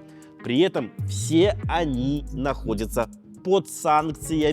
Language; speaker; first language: Russian; native; Russian